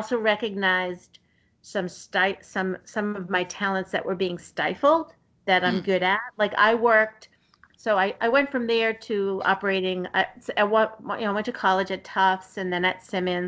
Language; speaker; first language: English; native; English